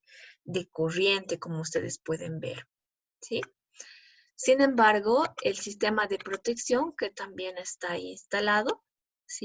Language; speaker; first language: Spanish; native; Spanish